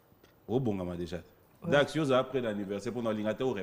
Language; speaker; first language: French; non-native, local second language; Lingala